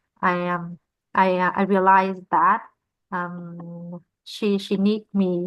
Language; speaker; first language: English; non-native, learner; Vietnamese